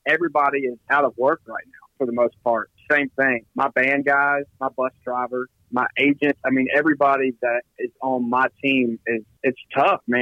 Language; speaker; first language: English; native; English